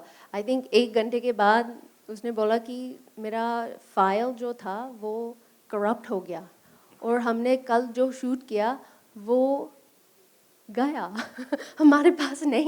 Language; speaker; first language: Hindi; non-native, learner; English